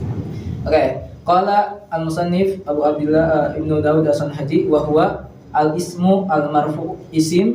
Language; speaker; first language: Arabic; non-native, fluent; Indonesian